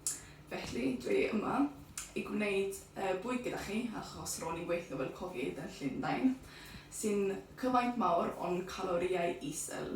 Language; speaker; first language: Welsh; non-native, learner; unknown